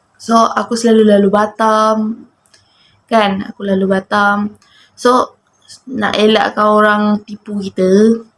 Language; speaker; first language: Malay; native; Malay